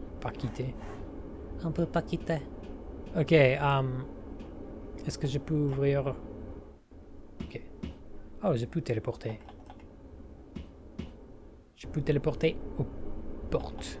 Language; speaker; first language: French; non-native, learner; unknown